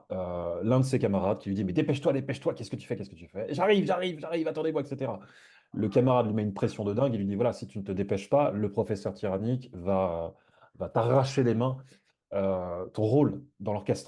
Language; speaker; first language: French; native; French